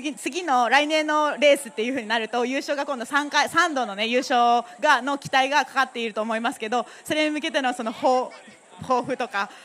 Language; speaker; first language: Japanese; native; Japanese